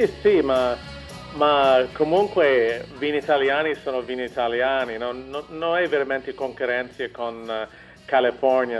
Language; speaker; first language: Italian; non-native, learner; English